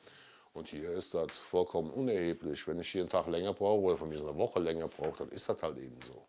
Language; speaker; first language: German; native; German